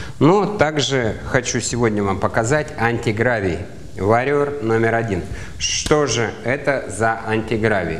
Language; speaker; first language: Russian; native; Russian